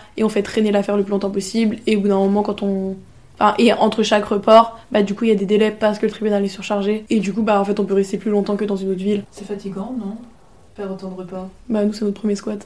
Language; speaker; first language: French; native; French